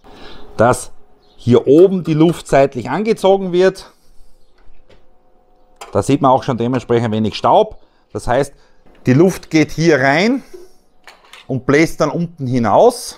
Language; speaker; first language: German; native; German